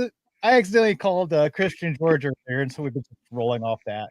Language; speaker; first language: English; native; English